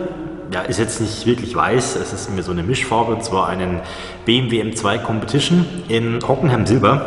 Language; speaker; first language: German; native; German